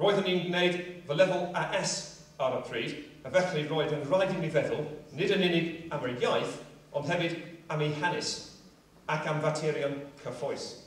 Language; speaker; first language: Welsh; non-native, local second language; English